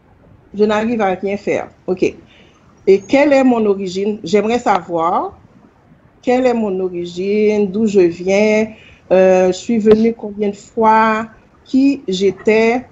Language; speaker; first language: French; non-native, local second language; Haitian Creole